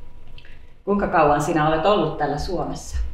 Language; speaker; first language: Finnish; native; Finnish